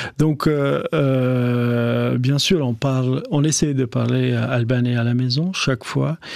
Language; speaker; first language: French; non-native, fluent; Albanian